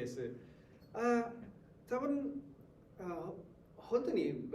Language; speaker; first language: Japanese; non-native, learner; Hindi